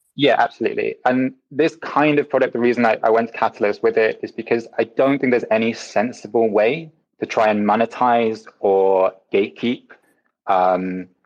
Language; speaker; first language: English; native; English